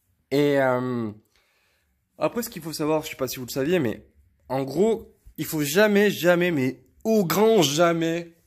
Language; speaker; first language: French; native; French